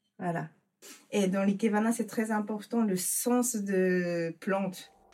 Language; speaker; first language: French; non-native, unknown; Japanese